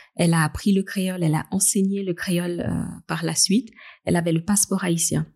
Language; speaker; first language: French; native; French